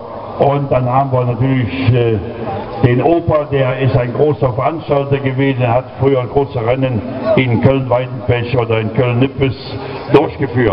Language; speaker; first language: German; native; German